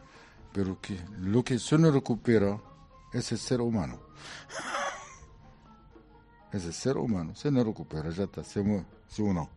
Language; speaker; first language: Spanish; non-native, fluent; Arabic